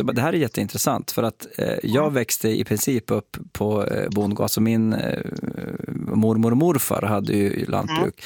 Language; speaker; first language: Swedish; native; Swedish